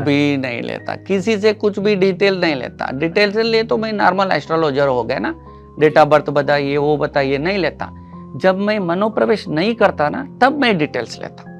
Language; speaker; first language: Hindi; non-native, local second language; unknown